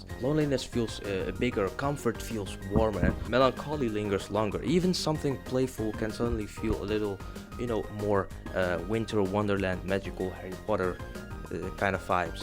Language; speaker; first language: English; non-native, fluent; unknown